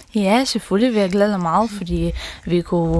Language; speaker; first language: Danish; non-native, fluent; Ukrainian